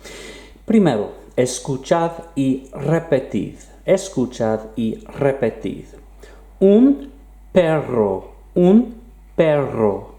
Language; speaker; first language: Spanish; non-native, fluent; English